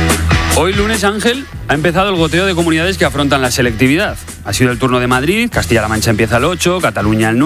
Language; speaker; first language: Spanish; native; Spanish